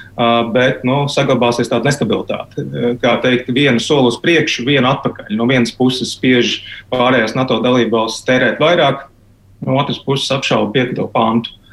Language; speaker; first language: Latvian; native; Latvian